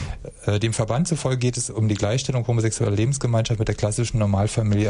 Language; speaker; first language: German; native; German